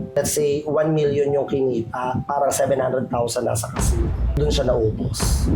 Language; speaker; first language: Filipino; native; Filipino